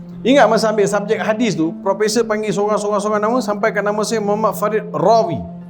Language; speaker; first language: Malay; non-native, local second language; Tamil